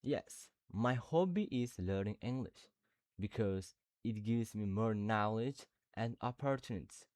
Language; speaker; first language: English; non-native, learner; Uzbek